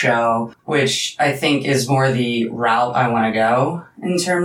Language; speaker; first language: English; native; English